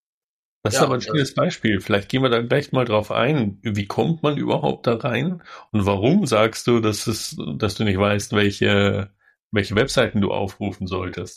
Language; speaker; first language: German; native; German